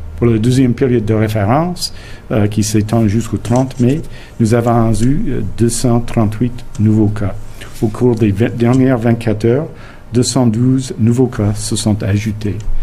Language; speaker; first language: French; non-native, fluent; English